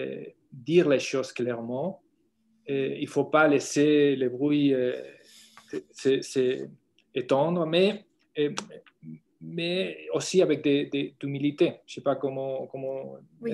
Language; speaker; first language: French; non-native, fluent; Spanish